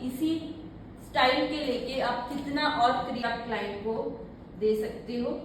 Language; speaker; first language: Hindi; native; Hindi